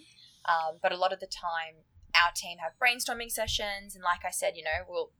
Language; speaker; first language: English; native; English